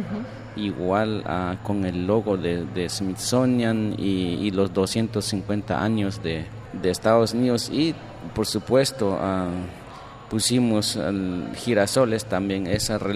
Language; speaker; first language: Spanish; non-native, local second language; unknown